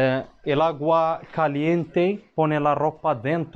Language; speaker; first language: Spanish; non-native, fluent; Arabic